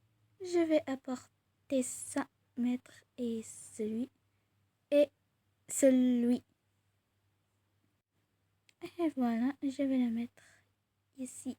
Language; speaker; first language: French; non-native, learner; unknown